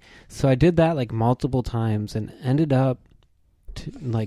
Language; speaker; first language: English; native; English